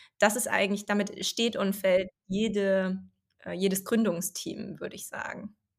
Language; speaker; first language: German; early bilingual, other home language; Chinese